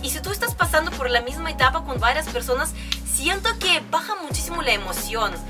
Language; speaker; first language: Spanish; non-native, fluent; Russian